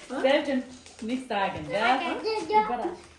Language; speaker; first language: German; non-native, learner; Tibetan